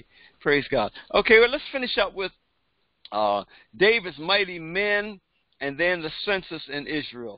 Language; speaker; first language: English; native; English